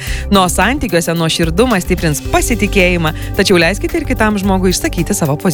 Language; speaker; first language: Lithuanian; native; Lithuanian